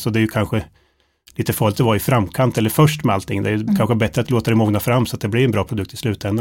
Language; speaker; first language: Swedish; native; Swedish